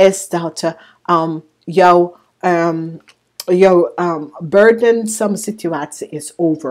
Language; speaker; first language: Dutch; non-native, learner; English